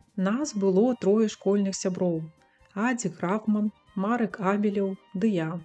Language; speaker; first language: Belarusian; native; Belarusian